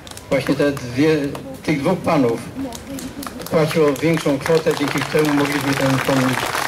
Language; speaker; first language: Polish; native; Polish